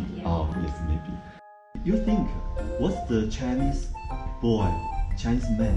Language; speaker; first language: English; non-native, learner; Chinese